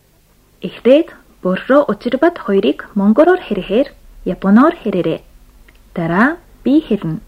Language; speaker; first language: Mongolian; non-native, fluent; Japanese